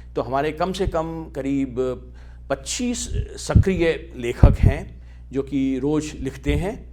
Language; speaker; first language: Hindi; native; Hindi